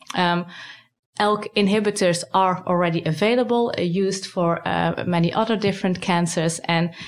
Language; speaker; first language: English; non-native, fluent; Dutch